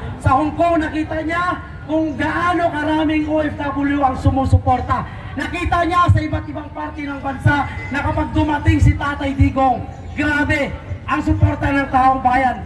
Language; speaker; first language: Filipino; native; Filipino